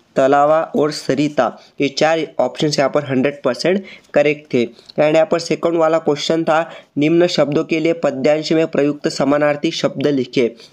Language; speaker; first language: Hindi; non-native, local second language; Marathi